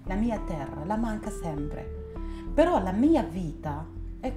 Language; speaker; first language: Italian; non-native, learner; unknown